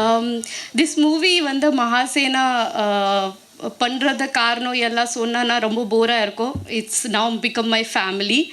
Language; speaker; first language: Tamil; non-native, learner; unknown